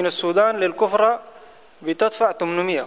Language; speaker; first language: Arabic; native; Arabic